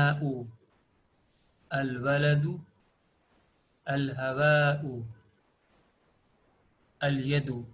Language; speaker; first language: Arabic; non-native, fluent; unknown